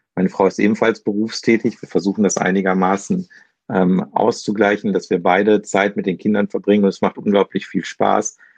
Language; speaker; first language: German; native; German